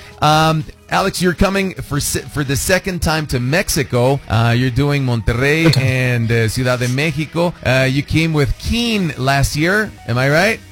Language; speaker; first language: English; non-native, fluent; Spanish